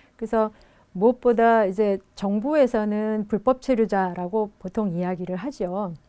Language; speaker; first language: Korean; native; Korean